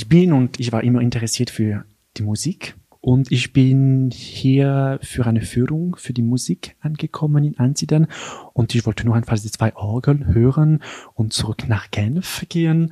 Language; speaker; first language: German; non-native, local second language; French